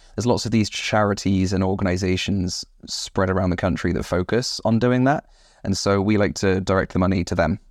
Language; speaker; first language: English; native; English